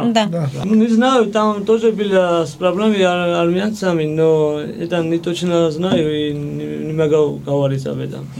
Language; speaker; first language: Russian; non-native, fluent; Georgian